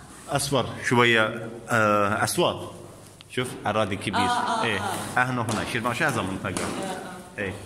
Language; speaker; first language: Arabic; non-native, learner; Azerbaijani